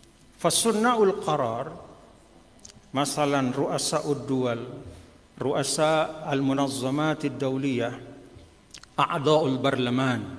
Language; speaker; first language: Arabic; non-native, fluent; Sasak